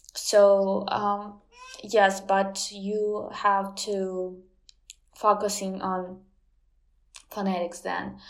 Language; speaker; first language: English; non-native, fluent; Ukrainian